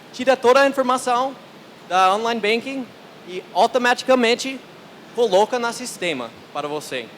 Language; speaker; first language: Portuguese; non-native, learner; English